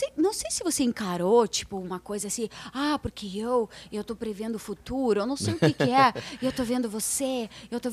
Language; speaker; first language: Portuguese; non-native, fluent; Russian